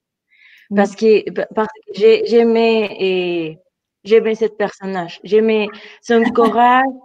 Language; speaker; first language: French; non-native, fluent; Spanish